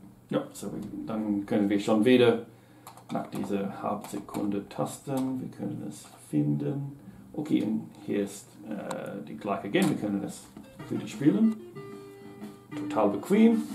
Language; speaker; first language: German; non-native, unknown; English